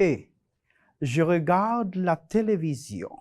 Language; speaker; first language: French; non-native, fluent; Spanish